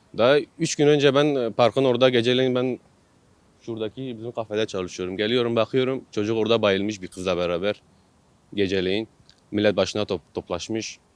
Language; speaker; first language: Turkish; non-native, local second language; Kurdish